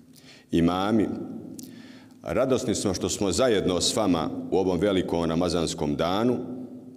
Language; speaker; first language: Bosnian; native; Bosnian